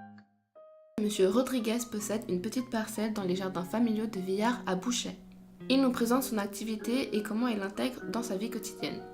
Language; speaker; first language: French; native; French